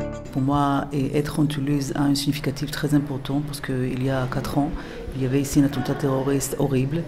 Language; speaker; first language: French; non-native, fluent; Hebrew